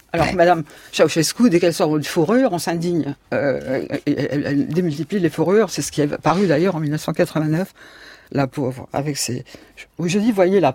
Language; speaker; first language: French; native; French